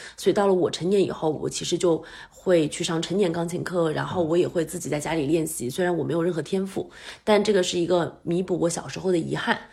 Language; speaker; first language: Chinese; native; Chinese